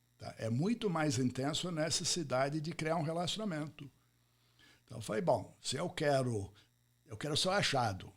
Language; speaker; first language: Portuguese; non-native, fluent; English